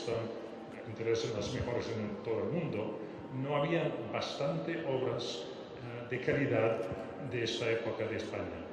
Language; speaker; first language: Spanish; non-native, fluent; French